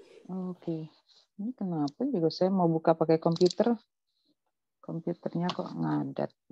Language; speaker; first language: Indonesian; native; Indonesian